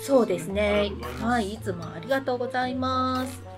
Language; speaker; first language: Japanese; native; Japanese